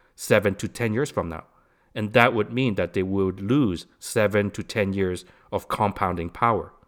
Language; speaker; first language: English; native; English